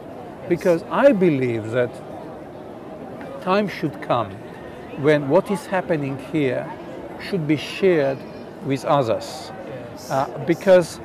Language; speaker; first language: English; non-native, fluent; Georgian